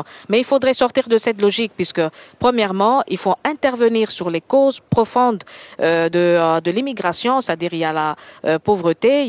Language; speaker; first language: French; native; French